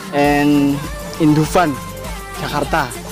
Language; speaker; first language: English; non-native, learner; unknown